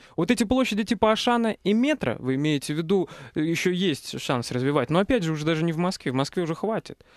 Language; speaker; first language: Russian; native; Russian